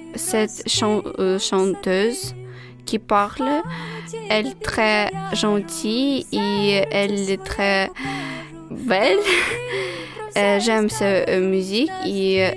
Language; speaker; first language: French; non-native, fluent; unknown